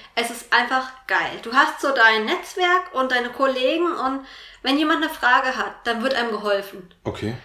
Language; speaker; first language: German; native; German